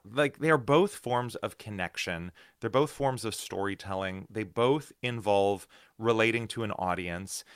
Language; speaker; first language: English; native; English